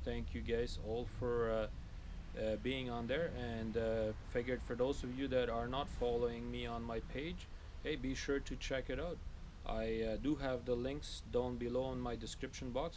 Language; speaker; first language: English; non-native, fluent; Low German